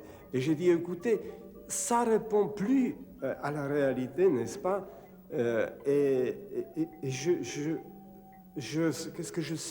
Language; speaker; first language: French; non-native, fluent; Czech